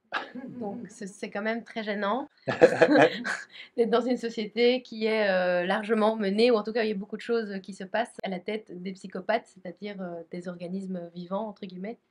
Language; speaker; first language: French; native; French